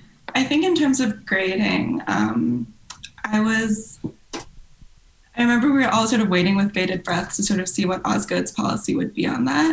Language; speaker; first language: English; non-native, local second language; Cantonese